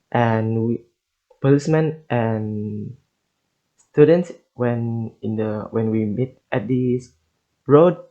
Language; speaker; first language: English; non-native, learner; Indonesian